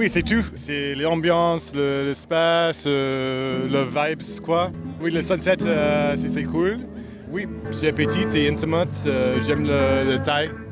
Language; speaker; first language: French; non-native, learner; English